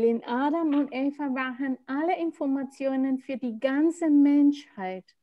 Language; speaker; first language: German; non-native, fluent; Spanish